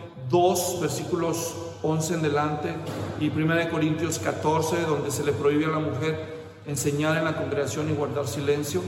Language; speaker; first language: Spanish; native; Spanish